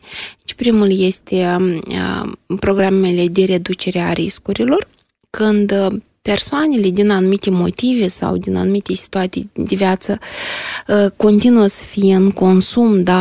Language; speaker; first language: Romanian; native; Romanian